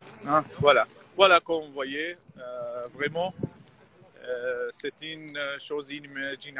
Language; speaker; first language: French; non-native, fluent; Arabic